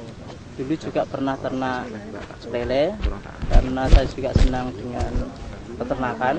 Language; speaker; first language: Indonesian; non-native, local second language; Javanese